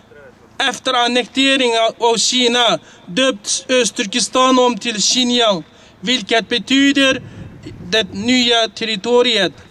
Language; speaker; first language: Swedish; non-native, fluent; Uyghur